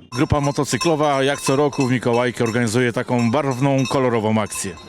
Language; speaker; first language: Polish; native; Polish